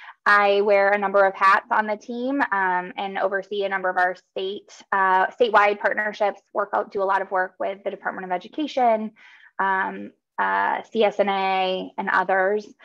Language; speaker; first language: English; native; English